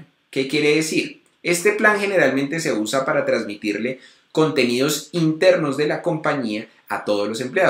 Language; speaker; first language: Spanish; native; Spanish